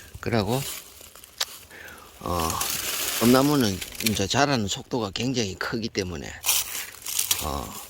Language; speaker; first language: Korean; native; Korean